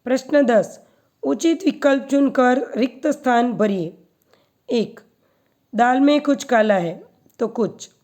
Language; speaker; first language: Hindi; non-native, local second language; Gujarati